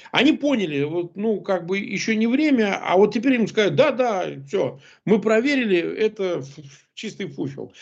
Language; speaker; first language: Russian; native; Russian